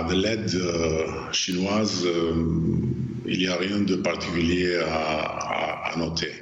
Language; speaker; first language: French; non-native, fluent; Albanian